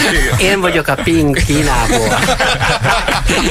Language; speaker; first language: Hungarian; non-native, learner; Chinese